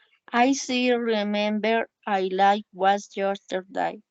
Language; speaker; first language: English; non-native, learner; Spanish